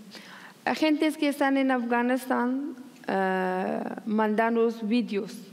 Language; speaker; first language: Spanish; non-native, learner; Persian